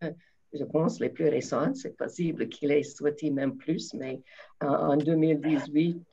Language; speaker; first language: French; non-native, fluent; English